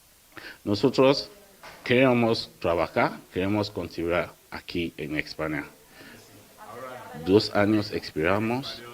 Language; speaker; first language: Spanish; non-native, learner; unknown